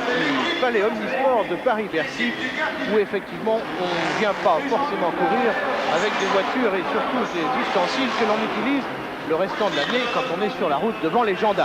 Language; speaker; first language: French; native; French